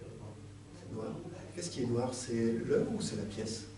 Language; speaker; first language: French; native; French